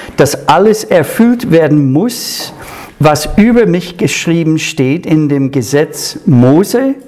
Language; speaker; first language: German; non-native, fluent; English